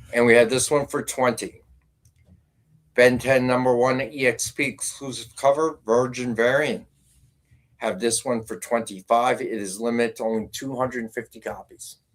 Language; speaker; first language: English; native; English